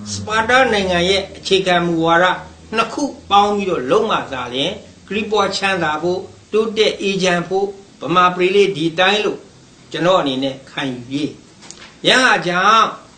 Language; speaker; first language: Burmese; native; Burmese